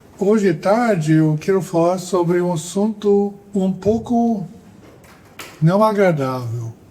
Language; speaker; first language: Portuguese; non-native, fluent; English